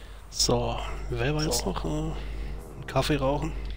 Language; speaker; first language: German; native; German